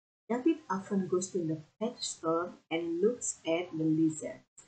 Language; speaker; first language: English; non-native, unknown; Indonesian